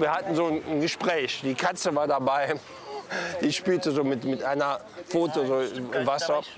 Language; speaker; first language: German; native; German